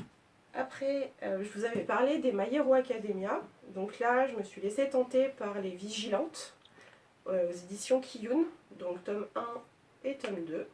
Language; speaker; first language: French; native; French